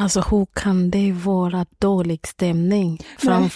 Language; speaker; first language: Swedish; non-native, learner; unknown